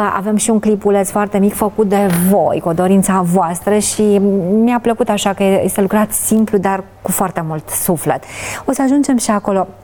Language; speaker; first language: Romanian; native; Romanian